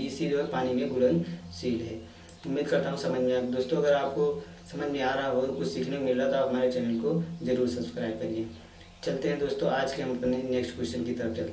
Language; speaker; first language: Hindi; native; Hindi